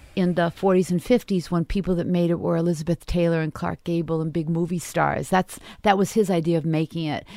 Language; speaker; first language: English; native; English